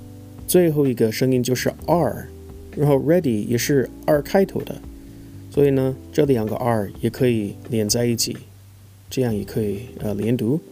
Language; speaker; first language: Chinese; non-native, fluent; English